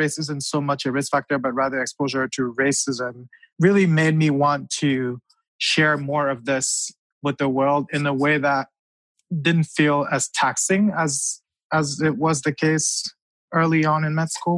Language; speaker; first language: English; non-native, local second language; French